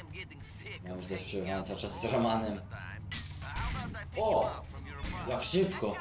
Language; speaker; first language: Polish; native; Polish